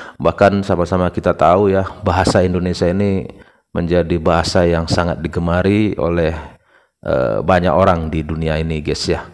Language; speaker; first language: Indonesian; native; Indonesian